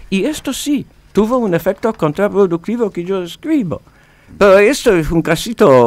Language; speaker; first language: Spanish; non-native, fluent; Polish